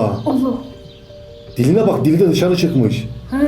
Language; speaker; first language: Turkish; native; Turkish